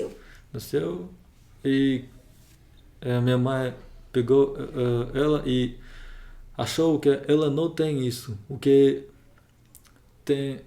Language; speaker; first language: Portuguese; non-native, learner; Russian